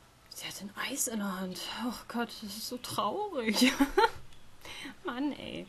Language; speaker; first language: German; native; German